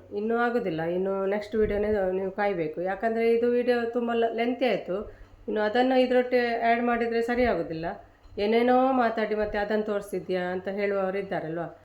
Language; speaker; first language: Kannada; native; Kannada